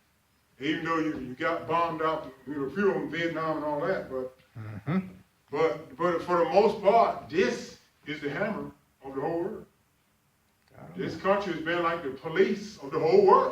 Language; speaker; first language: English; native; English